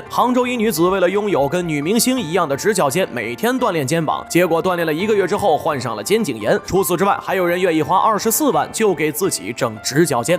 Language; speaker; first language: Chinese; native; Chinese